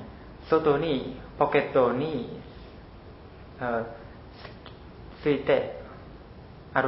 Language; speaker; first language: Japanese; non-native, learner; Khmer